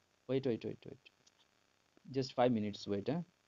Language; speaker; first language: English; non-native, local second language; Bangla